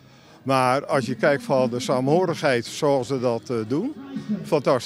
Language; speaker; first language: Dutch; native; Dutch